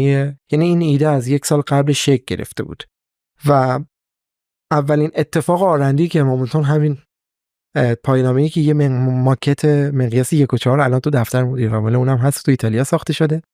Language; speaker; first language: Persian; native; Persian